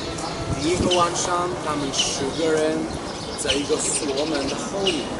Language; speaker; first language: Chinese; non-native, fluent; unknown